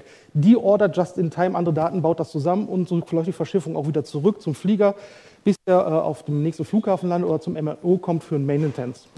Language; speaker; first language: German; native; German